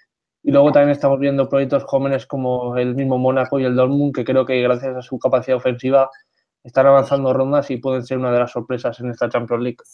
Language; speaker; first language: Spanish; native; Spanish